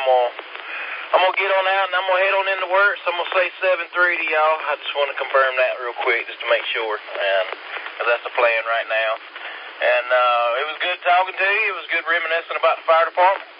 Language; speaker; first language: English; native; English